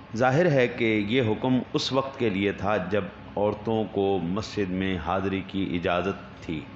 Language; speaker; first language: Urdu; non-native, local second language; Punjabi